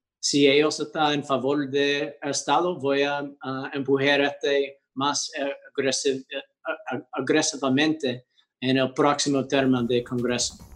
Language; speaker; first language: Spanish; early bilingual, heritage; English